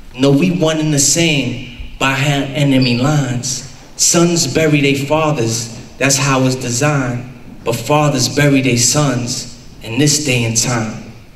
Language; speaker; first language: English; early bilingual, other home language; Spanish